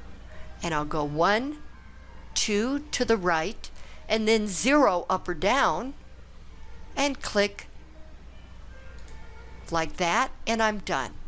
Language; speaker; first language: English; native; English